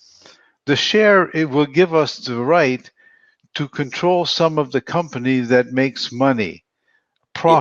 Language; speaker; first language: English; non-native, fluent; Spanish